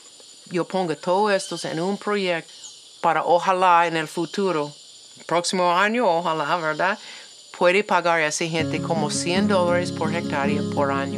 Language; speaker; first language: Spanish; non-native, learner; English